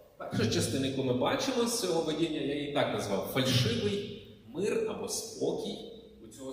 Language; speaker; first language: Ukrainian; native; Ukrainian